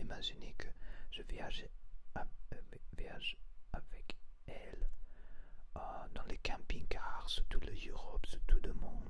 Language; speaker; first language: French; non-native, learner; Spanish